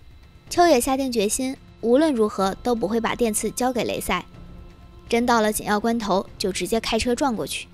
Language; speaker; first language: Chinese; native; Chinese